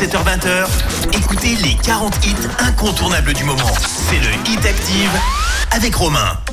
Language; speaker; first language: French; native; French